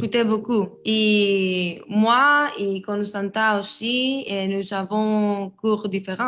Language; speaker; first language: French; non-native, learner; Greek